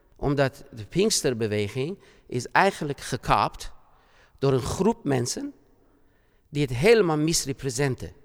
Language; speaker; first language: Dutch; non-native, fluent; Persian